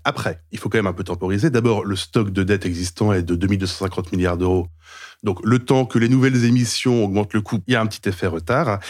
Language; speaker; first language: French; native; French